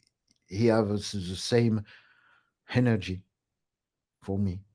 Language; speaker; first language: English; non-native, learner; French